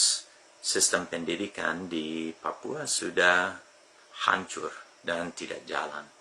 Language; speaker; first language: Indonesian; non-native, fluent; English